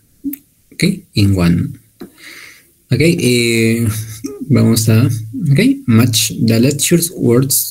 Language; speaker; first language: English; non-native, learner; Spanish